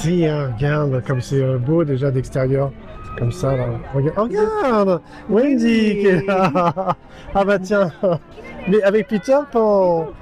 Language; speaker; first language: French; native; French